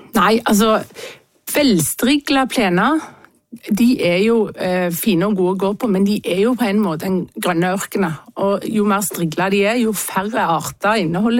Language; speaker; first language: Norwegian; native; Norwegian